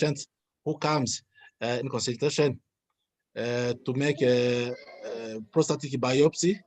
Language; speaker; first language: English; non-native, learner; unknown